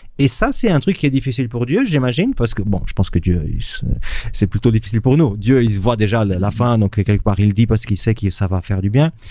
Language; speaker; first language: French; non-native, fluent; Portuguese